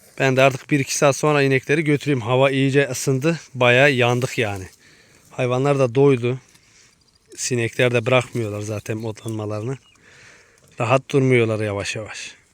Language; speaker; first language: Turkish; native; Turkish